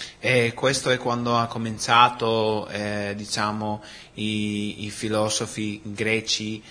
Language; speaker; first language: Italian; non-native, fluent; Spanish